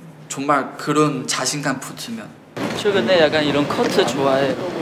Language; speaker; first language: Korean; non-native, fluent; Chinese